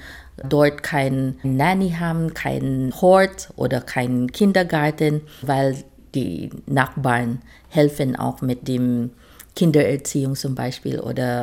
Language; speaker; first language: German; non-native, fluent; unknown